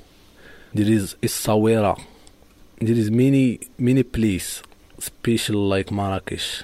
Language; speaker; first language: English; non-native, learner; Arabic